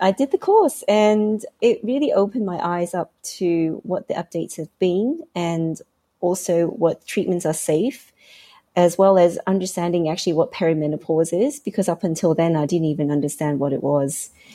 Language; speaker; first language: English; non-native, local second language; Cantonese